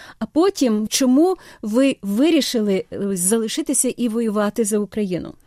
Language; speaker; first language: Ukrainian; native; Ukrainian